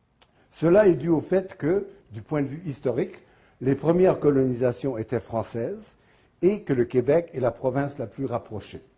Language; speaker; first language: French; native; French